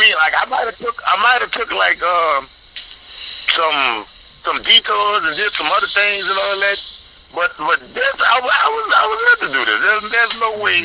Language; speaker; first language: English; native; English